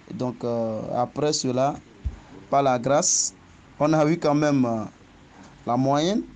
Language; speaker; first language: French; non-native, local second language; Ewe